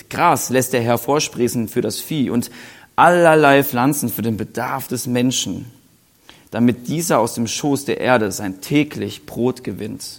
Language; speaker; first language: German; native; German